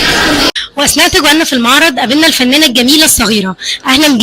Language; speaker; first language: Arabic; native; Arabic